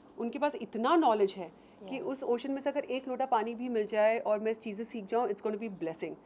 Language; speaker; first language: Hindi; native; Hindi